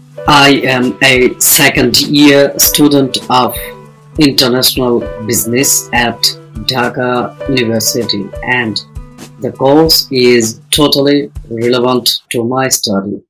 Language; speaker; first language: English; non-native, fluent; Bangla